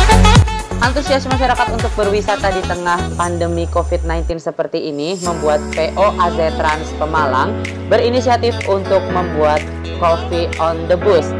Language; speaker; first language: Indonesian; native; Indonesian